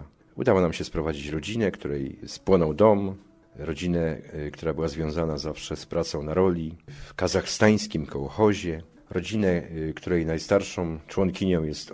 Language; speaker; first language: Polish; native; Polish